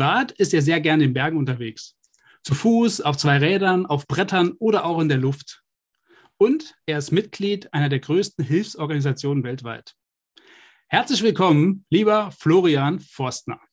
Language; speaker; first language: German; native; German